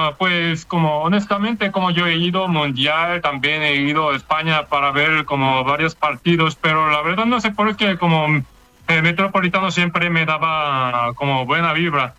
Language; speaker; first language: Spanish; non-native, learner; Korean